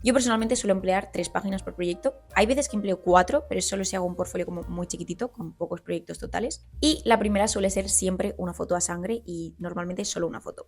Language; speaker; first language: Spanish; native; Spanish